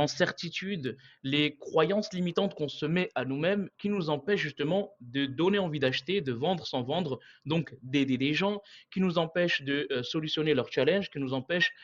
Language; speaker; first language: French; native; French